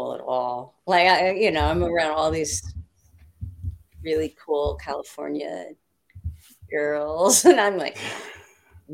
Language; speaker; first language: English; native; English